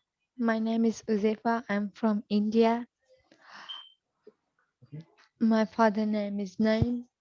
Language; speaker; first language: English; non-native, learner; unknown